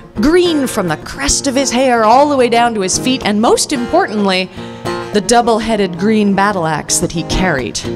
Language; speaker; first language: English; native; English